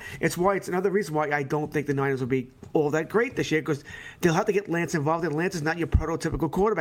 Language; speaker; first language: English; native; English